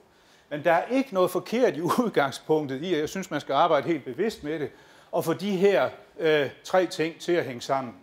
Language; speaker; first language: Danish; native; Danish